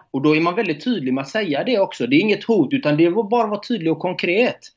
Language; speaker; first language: Swedish; native; Swedish